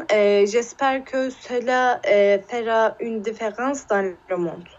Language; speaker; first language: French; non-native, learner; Turkish